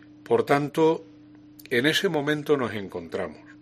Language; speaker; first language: Spanish; native; Spanish